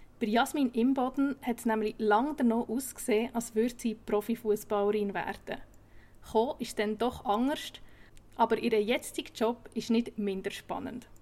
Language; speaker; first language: German; native; German